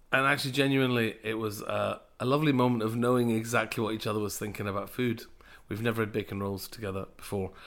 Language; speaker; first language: English; native; English